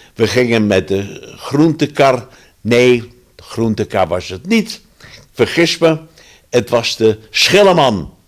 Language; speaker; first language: Dutch; early bilingual, other home language; German